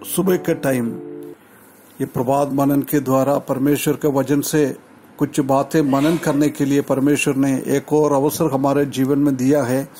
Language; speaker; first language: Hindi; non-native, local second language; Malayalam